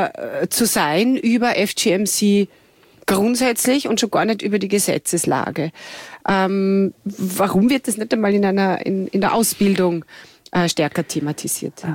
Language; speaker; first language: German; native; German